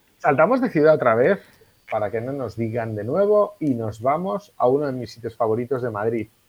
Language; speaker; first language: Spanish; non-native, local second language; Catalan